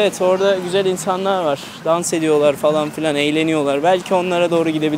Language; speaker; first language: Turkish; native; Turkish